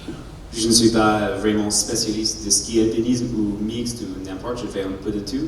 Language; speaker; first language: French; non-native, learner; English